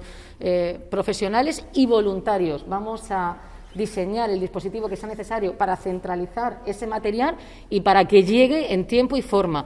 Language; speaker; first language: Spanish; native; Spanish